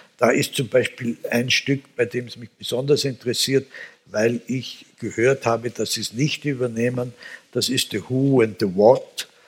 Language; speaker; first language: German; native; German